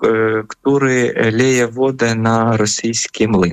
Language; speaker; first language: Polish; non-native, fluent; Ukrainian